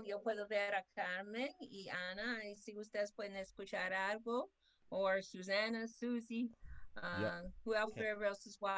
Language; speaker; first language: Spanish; non-native, fluent; English